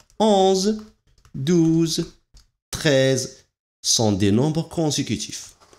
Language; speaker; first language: French; non-native, local second language; Arabic